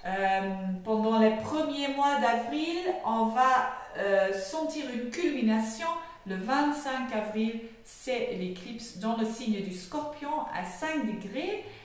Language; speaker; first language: French; non-native, fluent; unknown